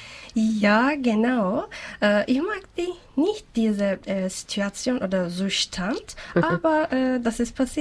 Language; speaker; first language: German; non-native, learner; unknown